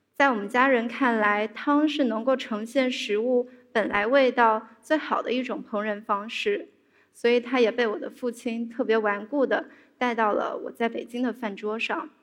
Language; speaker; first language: Chinese; native; Chinese